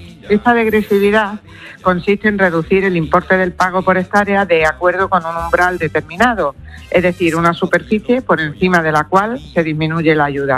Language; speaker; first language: Spanish; native; Spanish